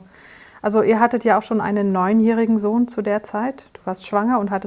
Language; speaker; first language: German; native; German